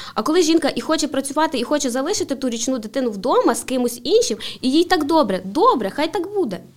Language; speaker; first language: Ukrainian; native; Ukrainian